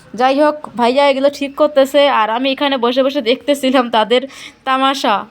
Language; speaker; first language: Bangla; native; Bangla